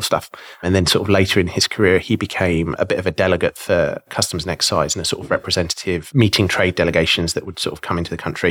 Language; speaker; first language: English; native; English